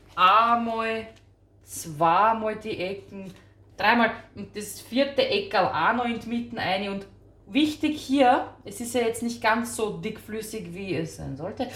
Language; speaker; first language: German; early bilingual, other home language; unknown